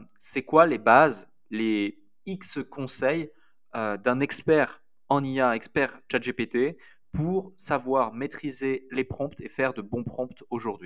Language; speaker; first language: French; native; French